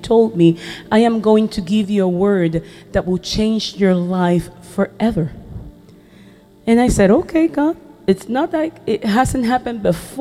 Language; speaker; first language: English; non-native, fluent; Spanish